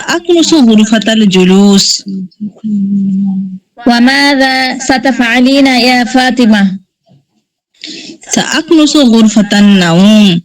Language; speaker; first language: Arabic; non-native, learner; Bangla